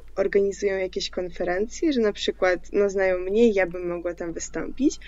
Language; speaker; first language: Polish; early bilingual, other home language; Russian